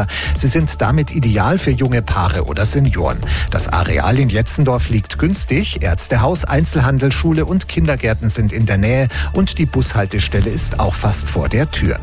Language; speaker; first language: German; native; German